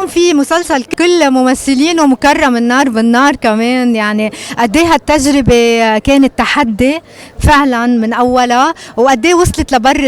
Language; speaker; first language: Arabic; native; Arabic